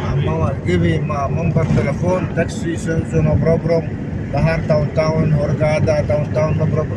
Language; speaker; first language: English; non-native, learner; Arabic